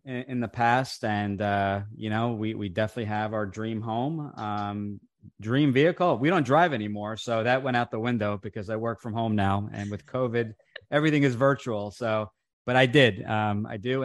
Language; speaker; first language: English; early bilingual, other home language; Italian